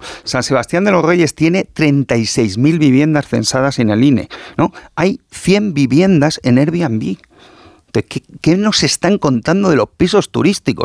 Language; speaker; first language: Spanish; native; Spanish